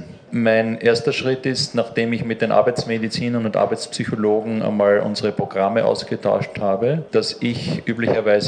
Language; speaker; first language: German; native; German